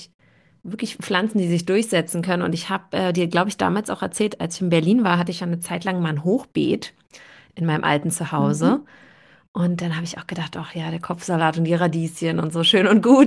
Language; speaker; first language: German; native; German